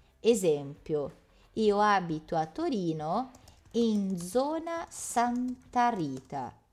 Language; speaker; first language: Italian; non-native, fluent; Portuguese